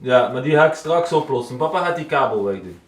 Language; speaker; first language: Dutch; native; Dutch